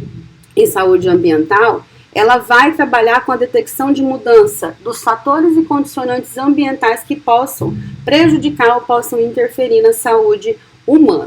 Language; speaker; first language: Portuguese; native; Portuguese